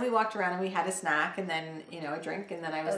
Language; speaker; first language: English; native; English